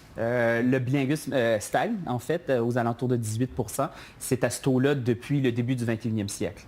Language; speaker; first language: French; native; French